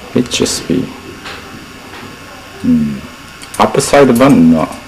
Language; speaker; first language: English; non-native, learner; Japanese